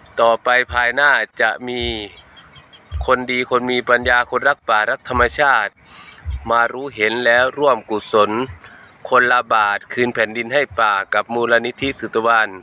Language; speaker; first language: Thai; native; Thai